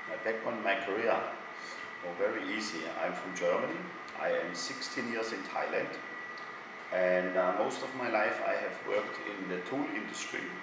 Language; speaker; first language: English; non-native, fluent; German